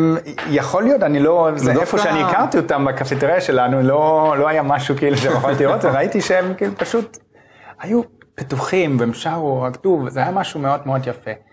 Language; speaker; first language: Hebrew; non-native, fluent; German